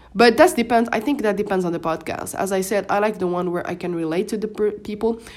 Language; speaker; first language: English; non-native, fluent; Arabic